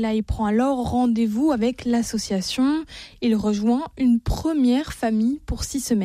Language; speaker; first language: French; native; French